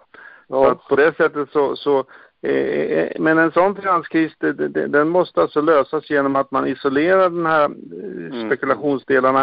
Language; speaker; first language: Swedish; native; Swedish